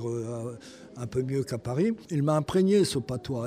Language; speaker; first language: French; native; French